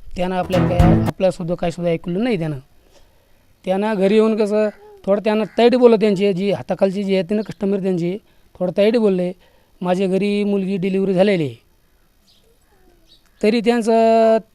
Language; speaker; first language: Marathi; non-native, local second language; Lambadi